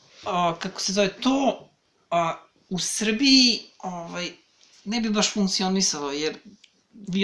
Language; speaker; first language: Serbian; native; Serbian